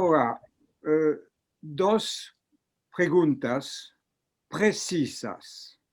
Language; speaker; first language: Spanish; non-native, learner; French